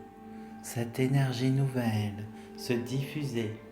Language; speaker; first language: French; native; French